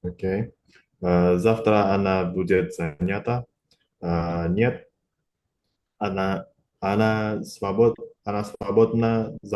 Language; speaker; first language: Russian; non-native, learner; Indonesian